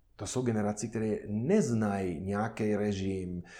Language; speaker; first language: Czech; non-native, fluent; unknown